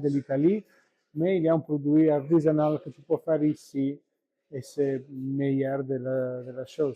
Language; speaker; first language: French; non-native, learner; Italian